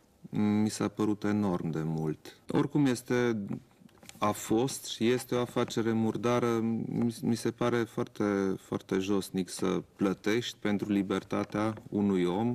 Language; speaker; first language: Romanian; non-native, local second language; German